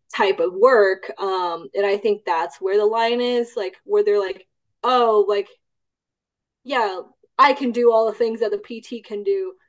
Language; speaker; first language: English; early bilingual, other home language; Cantonese